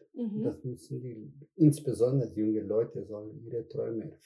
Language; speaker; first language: German; non-native, fluent; Spanish